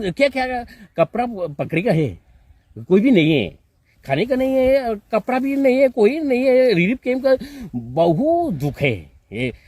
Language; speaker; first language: Hindi; non-native, local second language; Manipuri